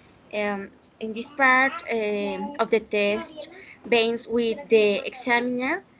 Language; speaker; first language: English; non-native, learner; Spanish